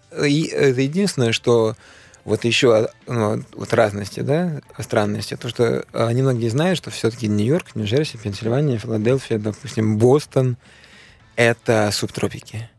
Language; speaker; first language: Russian; native; Russian